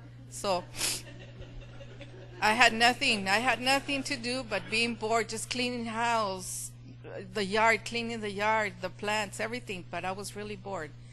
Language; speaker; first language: English; non-native, learner; Spanish